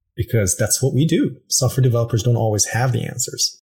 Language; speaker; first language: English; non-native, fluent; Persian